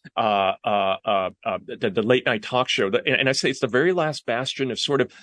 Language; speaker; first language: English; non-native, local second language; Cantonese